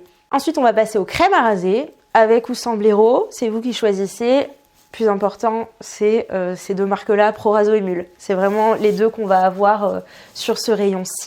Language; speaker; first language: French; native; French